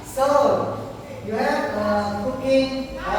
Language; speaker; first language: English; non-native, learner; Indonesian